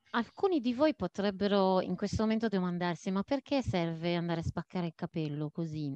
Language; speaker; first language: Italian; non-native, fluent; Maltese